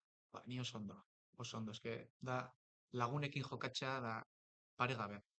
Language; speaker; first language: Basque; non-native, local second language; Spanish